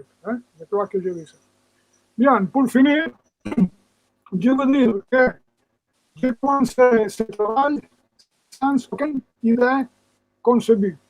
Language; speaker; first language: French; non-native, fluent; Spanish